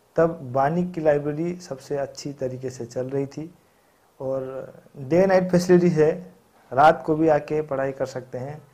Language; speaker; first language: Hindi; non-native, local second language; Odia